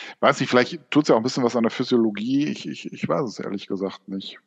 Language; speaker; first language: German; native; German